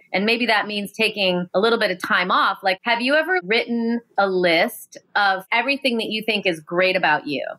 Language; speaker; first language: English; native; English